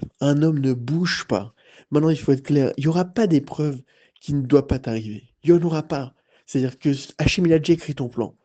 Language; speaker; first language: French; native; French